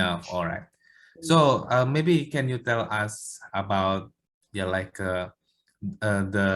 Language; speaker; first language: English; non-native, learner; Indonesian